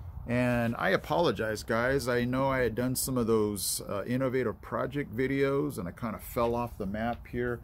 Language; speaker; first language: English; native; English